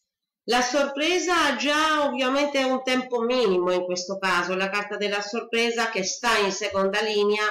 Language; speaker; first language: Italian; native; Italian